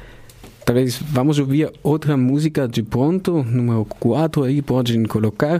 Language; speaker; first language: Portuguese; non-native, fluent; German